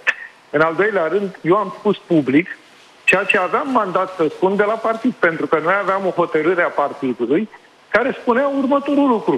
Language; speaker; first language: Romanian; native; Romanian